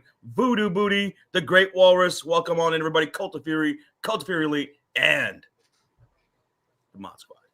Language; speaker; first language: English; native; English